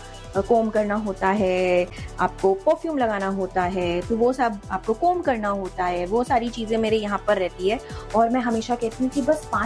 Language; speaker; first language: Hindi; native; Hindi